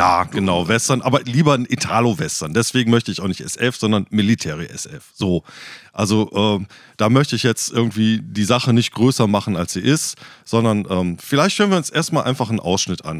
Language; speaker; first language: German; native; German